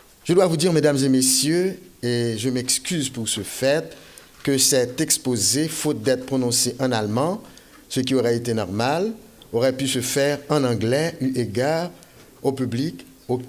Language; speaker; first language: French; non-native, local second language; Haitian Creole